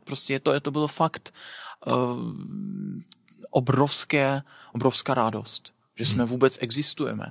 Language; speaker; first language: Czech; non-native, fluent; Belarusian